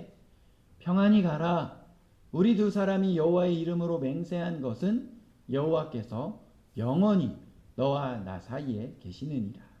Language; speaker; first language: Korean; native; Korean